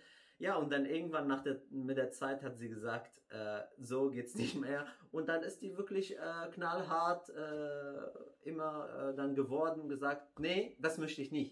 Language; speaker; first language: German; non-native, fluent; Arabic